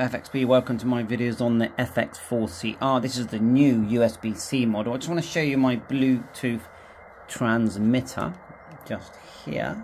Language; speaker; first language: English; native; English